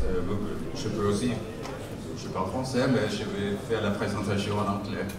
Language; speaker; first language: French; non-native, fluent; Danish